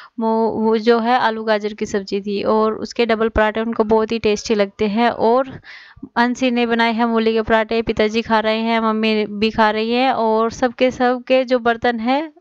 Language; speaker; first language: Hindi; native; Hindi